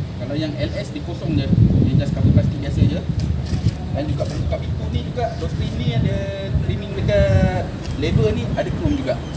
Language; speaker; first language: Malay; native; Malay